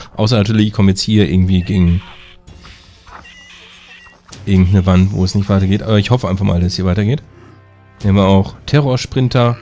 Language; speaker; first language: German; native; German